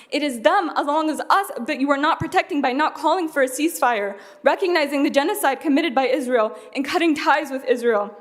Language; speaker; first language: English; early bilingual, other home language; Arabic